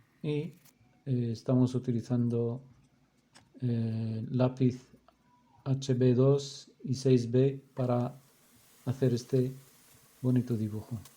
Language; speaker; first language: Spanish; non-native, fluent; Arabic